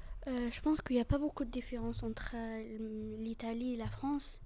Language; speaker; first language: French; early bilingual, other home language; Arabic